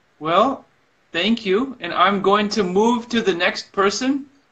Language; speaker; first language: English; native; English